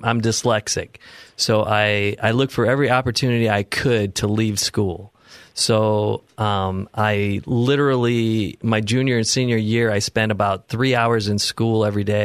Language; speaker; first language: English; native; English